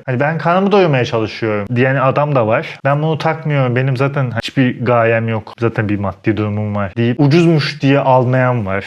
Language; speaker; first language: Turkish; native; Turkish